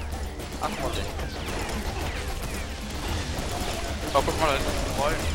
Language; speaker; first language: German; native; German